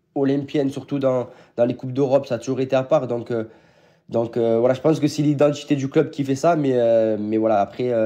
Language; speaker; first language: French; native; French